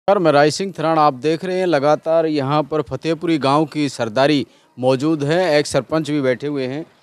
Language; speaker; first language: Hindi; native; Hindi